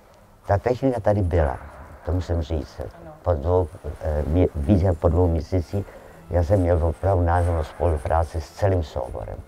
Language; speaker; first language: Czech; non-native, fluent; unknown